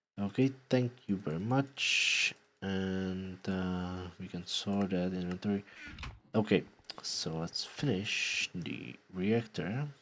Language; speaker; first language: English; non-native, fluent; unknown